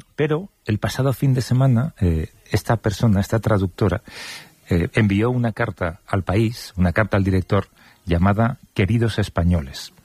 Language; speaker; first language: Spanish; native; Spanish